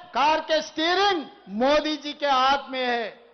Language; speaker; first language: Hindi; non-native, local second language; Telugu